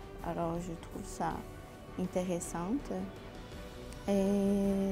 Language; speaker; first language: French; non-native, fluent; Portuguese